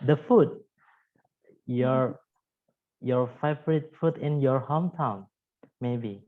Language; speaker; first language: English; non-native, fluent; Indonesian